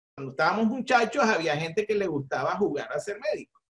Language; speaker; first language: Spanish; native; Spanish